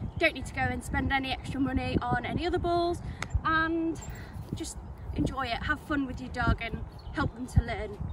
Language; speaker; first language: English; native; English